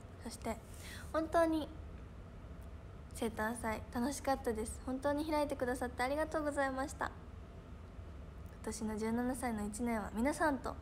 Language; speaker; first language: Japanese; native; Japanese